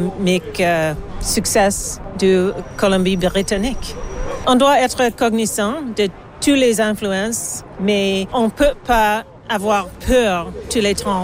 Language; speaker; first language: French; non-native, learner; English